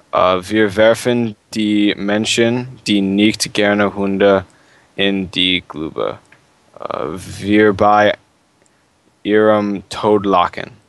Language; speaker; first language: German; non-native, learner; English